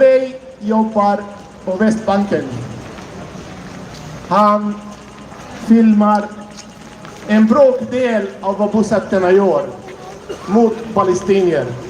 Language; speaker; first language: Swedish; non-native, fluent; Arabic